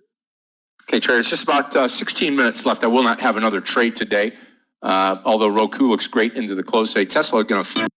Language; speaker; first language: English; native; English